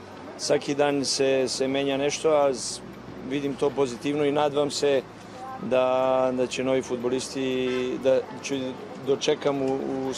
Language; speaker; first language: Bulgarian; non-native, learner; Macedonian